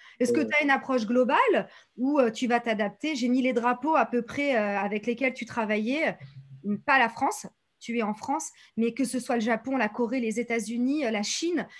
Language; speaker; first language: French; native; French